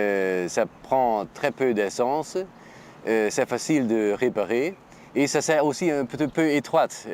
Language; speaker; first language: French; non-native, learner; Dutch